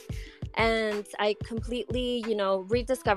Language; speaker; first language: English; native; English